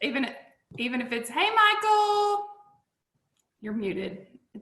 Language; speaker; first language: English; native; English